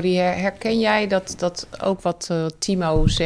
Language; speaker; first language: Dutch; native; Dutch